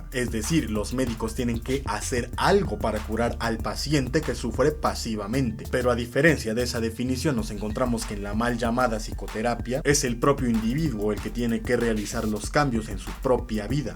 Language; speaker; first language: Spanish; native; Spanish